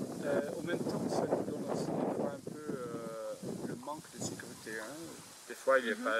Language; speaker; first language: French; non-native, fluent; Dutch